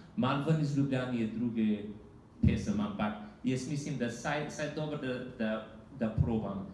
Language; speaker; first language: Slovenian; non-native, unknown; English